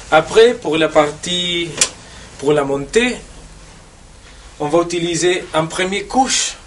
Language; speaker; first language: French; non-native, fluent; Spanish